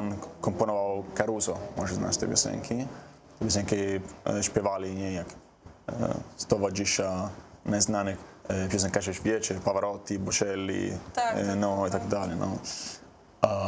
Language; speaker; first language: Polish; non-native, learner; Italian